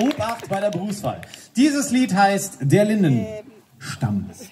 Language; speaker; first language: German; native; German